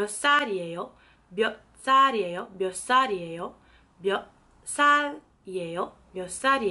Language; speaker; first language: Korean; non-native, fluent; French